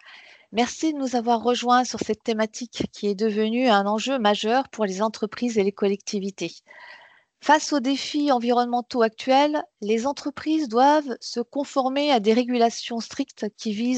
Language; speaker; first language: French; native; French